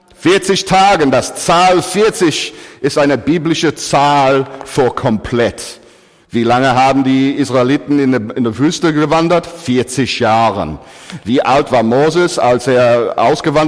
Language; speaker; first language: German; non-native, fluent; English